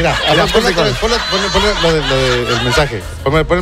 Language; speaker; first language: Spanish; native; Spanish